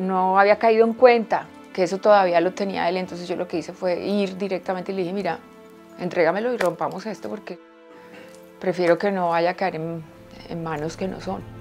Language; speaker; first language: Spanish; native; Spanish